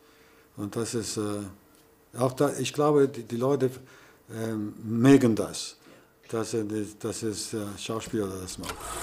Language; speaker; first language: German; early bilingual, heritage; German